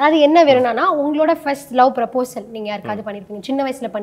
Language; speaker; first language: Tamil; native; Tamil